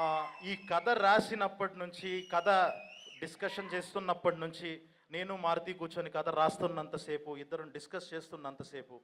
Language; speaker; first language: Telugu; native; Telugu